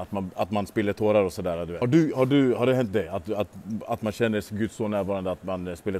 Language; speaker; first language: Swedish; native; Swedish